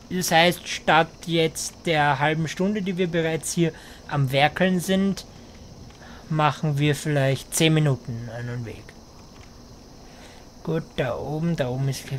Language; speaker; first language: German; native; German